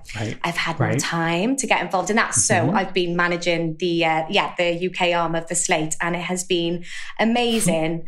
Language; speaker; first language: English; native; English